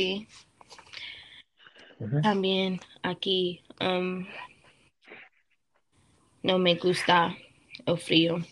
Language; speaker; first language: Spanish; non-native, learner; English